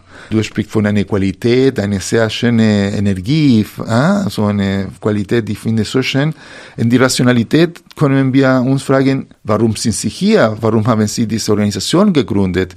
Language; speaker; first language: German; non-native, fluent; Spanish